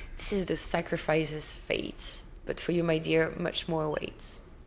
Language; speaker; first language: English; non-native, fluent; French